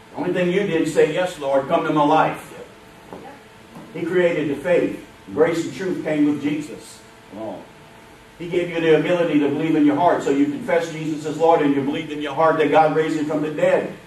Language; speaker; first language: English; native; English